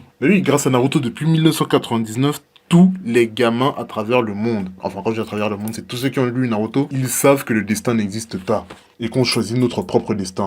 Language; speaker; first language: French; native; French